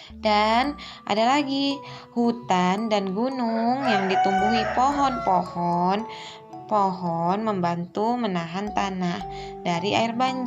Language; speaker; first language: Indonesian; native; Indonesian